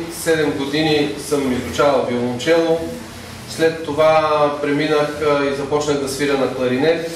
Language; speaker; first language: Bulgarian; native; Bulgarian